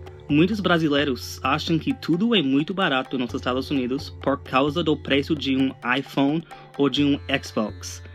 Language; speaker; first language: Portuguese; non-native, fluent; English